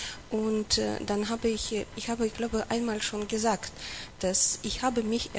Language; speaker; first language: German; non-native, learner; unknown